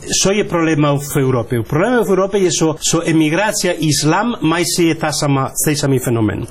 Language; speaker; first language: Ukrainian; non-native, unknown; Spanish